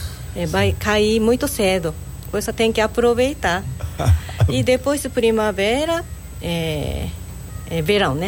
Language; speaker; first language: Portuguese; non-native, learner; Japanese